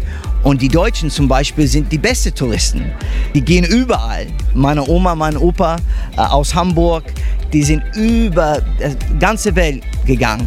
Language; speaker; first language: German; non-native, fluent; English